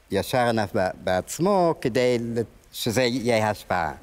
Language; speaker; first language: Hebrew; early bilingual, other home language; Arabic